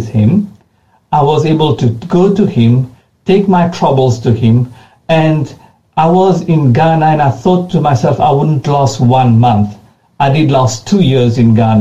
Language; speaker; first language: English; non-native, fluent; French